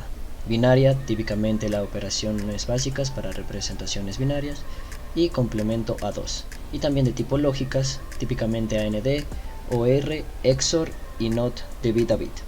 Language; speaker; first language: Spanish; native; Spanish